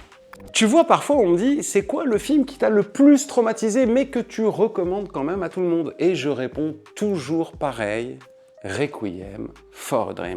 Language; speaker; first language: French; native; French